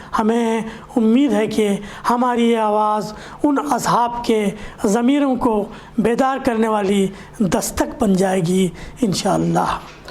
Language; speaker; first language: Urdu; native; Urdu